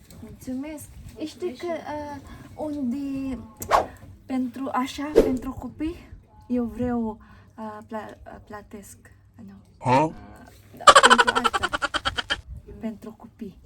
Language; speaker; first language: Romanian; non-native, learner; Filipino